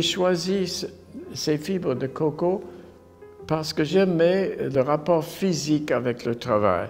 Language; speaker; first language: French; non-native, fluent; English